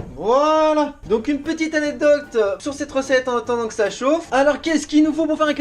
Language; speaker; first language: French; native; French